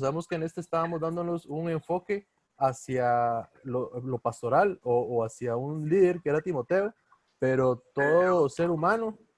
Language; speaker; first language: Spanish; native; Spanish